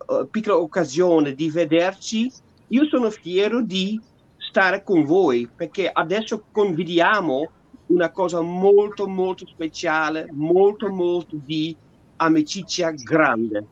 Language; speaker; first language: Italian; non-native, fluent; Dutch